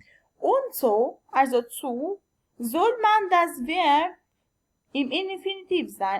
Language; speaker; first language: German; non-native, learner; Albanian